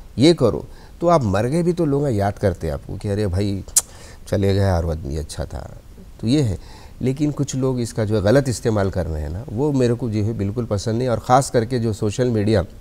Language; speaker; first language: Hindi; native; Hindi